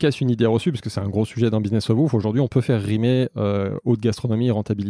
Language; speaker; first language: French; native; French